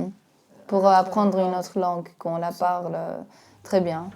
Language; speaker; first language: French; non-native, fluent; Romanian